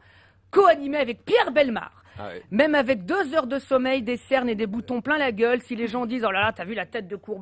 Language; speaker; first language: French; native; French